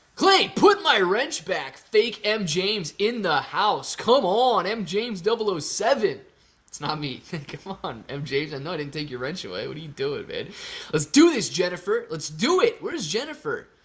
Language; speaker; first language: English; native; English